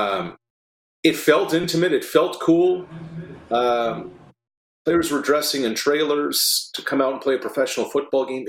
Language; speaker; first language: English; native; English